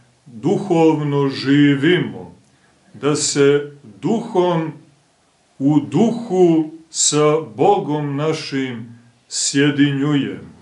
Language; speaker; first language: Serbian; native; Serbian